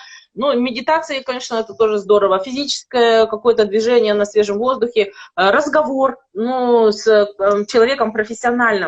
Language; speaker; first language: Russian; native; Russian